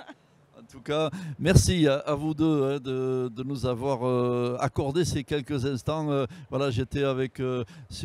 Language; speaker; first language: French; native; French